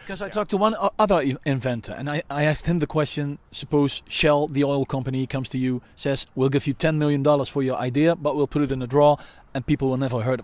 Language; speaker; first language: English; non-native, fluent; Dutch